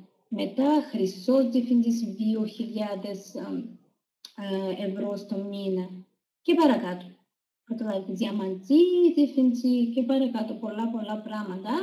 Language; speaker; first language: Greek; non-native, fluent; Russian